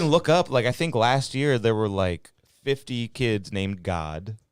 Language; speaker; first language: English; native; English